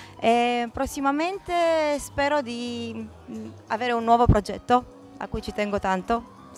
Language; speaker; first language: Italian; non-native, fluent; Romanian